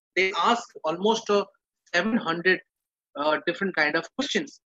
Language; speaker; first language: English; non-native, local second language; Odia